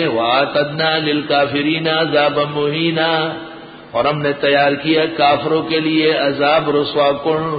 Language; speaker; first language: Urdu; non-native, local second language; Pashto